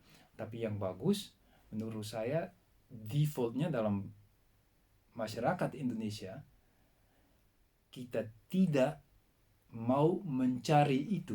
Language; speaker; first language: Indonesian; non-native, fluent; Dutch